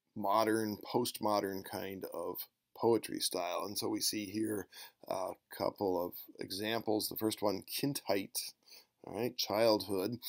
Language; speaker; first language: English; native; English